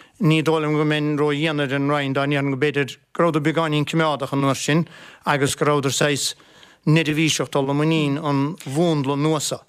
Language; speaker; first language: Irish; non-native, local second language; English